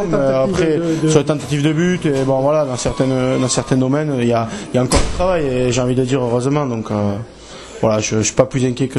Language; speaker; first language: French; native; French